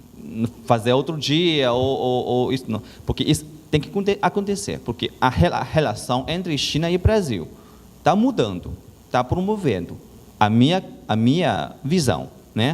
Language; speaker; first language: Portuguese; non-native, learner; Chinese